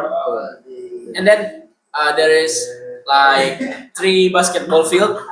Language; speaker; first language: English; non-native, learner; Indonesian